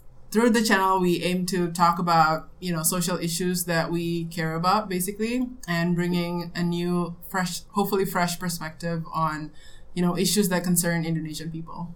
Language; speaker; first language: English; non-native, fluent; Indonesian